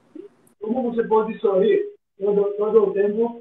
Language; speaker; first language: Portuguese; non-native, learner; Greek